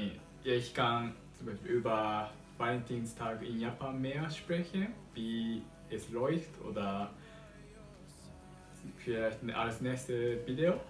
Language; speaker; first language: German; non-native, learner; Japanese